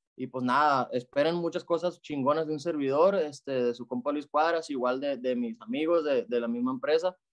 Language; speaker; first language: Spanish; native; Spanish